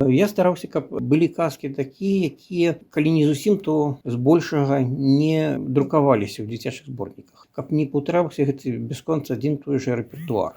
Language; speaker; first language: Belarusian; native; Belarusian